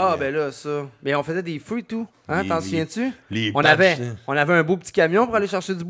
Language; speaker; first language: French; native; French